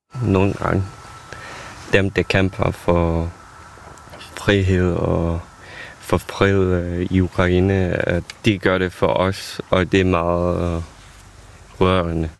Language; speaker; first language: Danish; non-native, fluent; Ukrainian